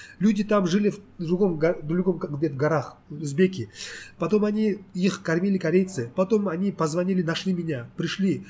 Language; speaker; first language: Russian; non-native, local second language; Tajik